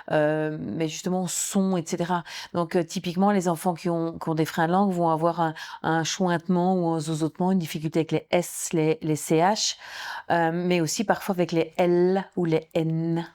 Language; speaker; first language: French; native; French